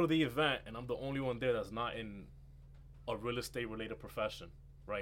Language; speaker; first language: English; native; English